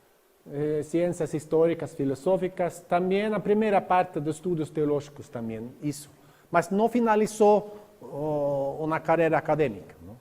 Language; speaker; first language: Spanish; non-native, learner; Norwegian